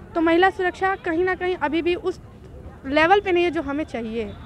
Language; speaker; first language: Hindi; native; Hindi